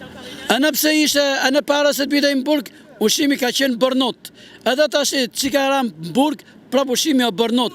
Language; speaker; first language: Albanian; native; Albanian